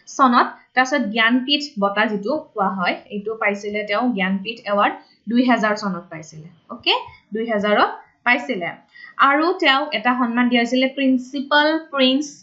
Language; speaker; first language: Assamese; native; Assamese